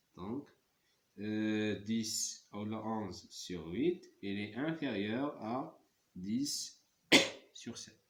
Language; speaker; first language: French; non-native, local second language; Arabic